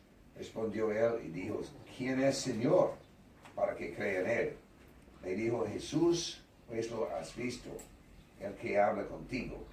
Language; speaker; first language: Spanish; non-native, learner; English